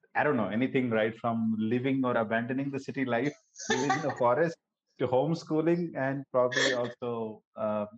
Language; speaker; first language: English; non-native, local second language; Gujarati